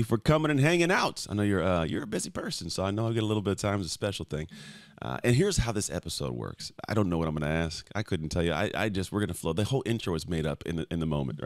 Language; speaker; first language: English; native; English